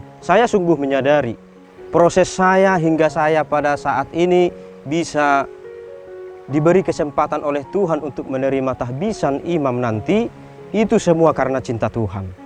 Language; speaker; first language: Indonesian; non-native, local second language; Batak Toba